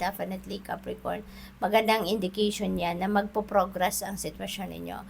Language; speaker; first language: Filipino; native; Filipino